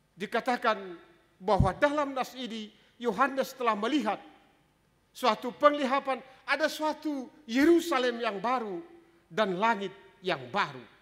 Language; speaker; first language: Indonesian; native; Indonesian